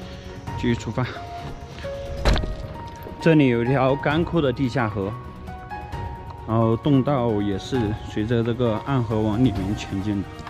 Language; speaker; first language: Chinese; native; Chinese